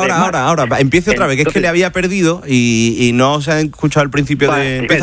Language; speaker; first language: Spanish; native; Spanish